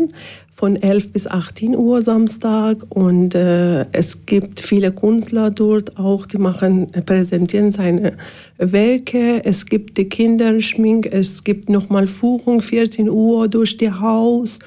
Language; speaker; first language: German; non-native, fluent; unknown